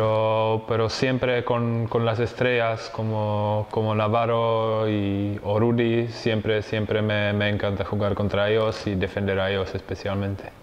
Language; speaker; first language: Spanish; non-native, fluent; Czech